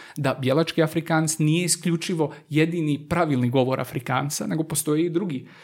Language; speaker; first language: Croatian; native; Croatian